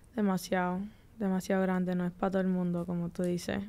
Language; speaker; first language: Spanish; early bilingual, heritage; Spanish